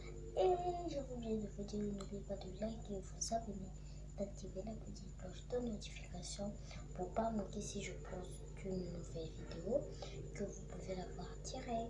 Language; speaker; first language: French; non-native, local second language; Lingala